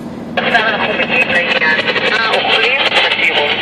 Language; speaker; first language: Hebrew; native; Hebrew